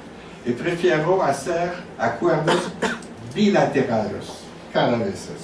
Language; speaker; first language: Spanish; non-native, learner; French